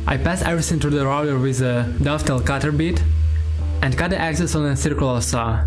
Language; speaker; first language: English; non-native, learner; Ukrainian